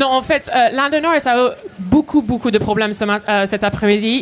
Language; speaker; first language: French; non-native, fluent; English